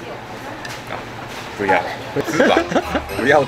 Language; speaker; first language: Chinese; non-native, learner; Japanese